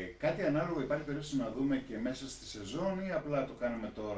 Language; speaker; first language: Greek; native; Greek